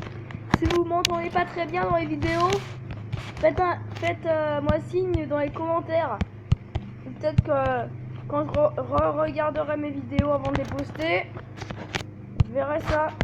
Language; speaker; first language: French; native; French